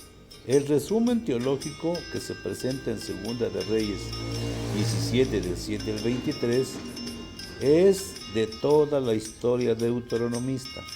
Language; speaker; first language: Spanish; native; Spanish